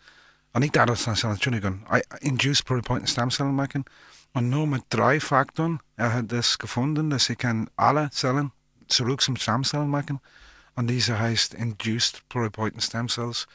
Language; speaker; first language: German; non-native, learner; English